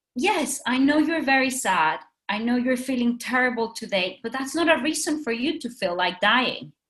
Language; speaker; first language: English; non-native, fluent; Spanish